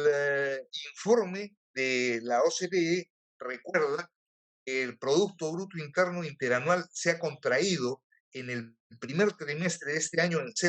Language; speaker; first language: Spanish; native; Spanish